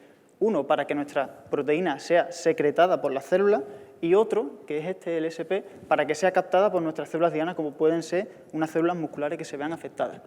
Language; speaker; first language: Spanish; native; Spanish